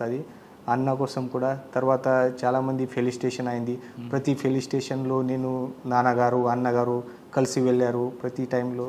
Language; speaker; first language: Telugu; non-native, local second language; Marathi